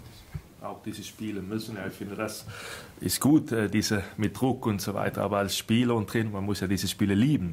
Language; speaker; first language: German; non-native, fluent; Swedish